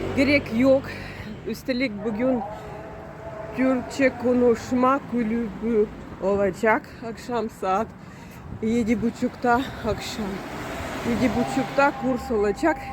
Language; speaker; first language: Turkish; non-native, learner; Russian